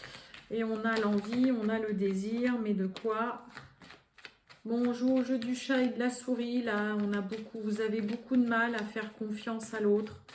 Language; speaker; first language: French; native; French